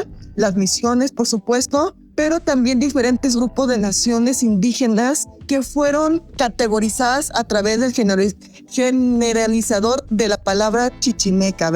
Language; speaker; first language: Spanish; native; Spanish